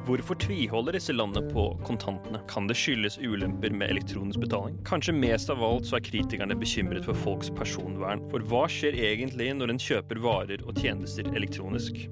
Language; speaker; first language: Norwegian; native; Norwegian